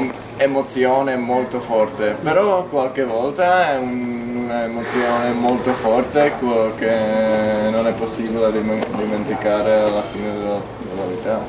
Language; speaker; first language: Italian; non-native, fluent; Czech